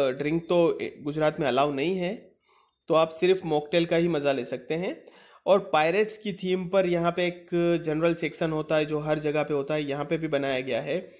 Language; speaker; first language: Hindi; non-native, local second language; Gujarati